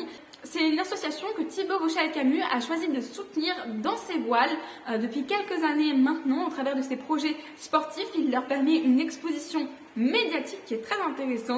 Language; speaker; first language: French; native; French